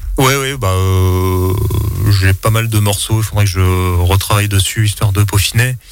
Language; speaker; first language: French; native; French